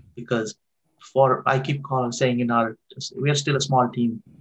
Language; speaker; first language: English; non-native, local second language; Marathi